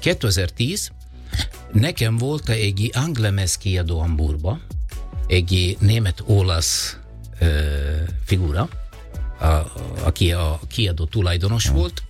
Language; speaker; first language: Hungarian; non-native, fluent; Italian